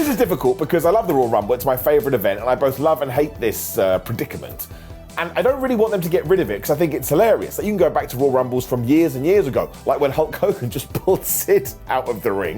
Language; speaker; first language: English; native; English